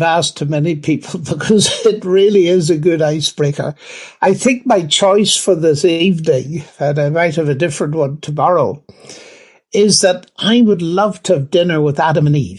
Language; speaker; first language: English; native; English